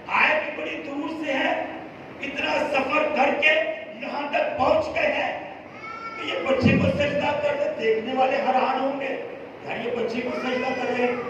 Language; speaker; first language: Urdu; non-native, local second language; Punjabi